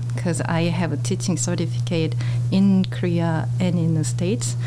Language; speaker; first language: English; non-native, fluent; Korean